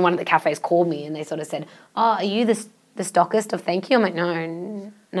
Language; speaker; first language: English; non-native, local second language; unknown